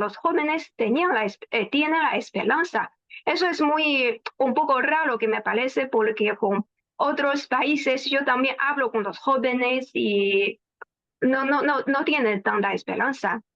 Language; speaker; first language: Spanish; non-native, fluent; Chinese